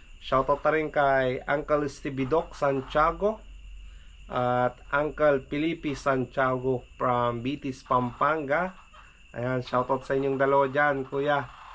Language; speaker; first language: Filipino; native; Filipino